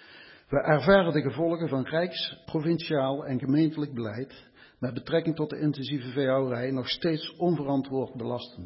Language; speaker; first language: Dutch; native; Dutch